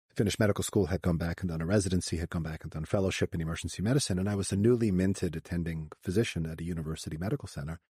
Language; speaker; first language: English; native; English